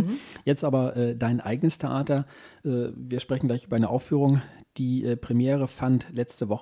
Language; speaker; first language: German; native; German